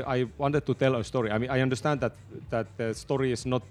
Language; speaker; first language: English; non-native, fluent; Finnish